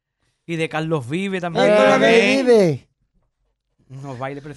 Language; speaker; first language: Spanish; native; Spanish